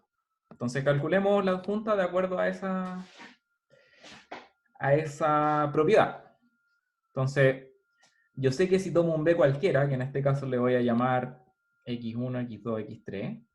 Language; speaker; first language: Spanish; native; Spanish